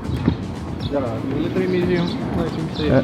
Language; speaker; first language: English; non-native, learner; Russian